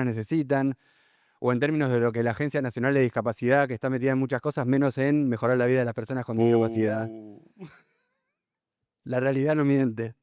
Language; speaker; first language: Spanish; native; Spanish